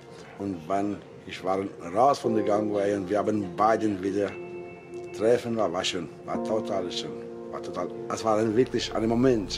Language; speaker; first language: German; non-native, learner; Portuguese